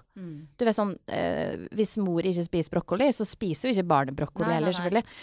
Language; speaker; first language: Norwegian; native; Norwegian